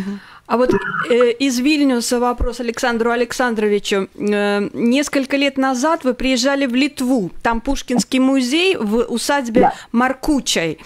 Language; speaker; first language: Russian; native; Russian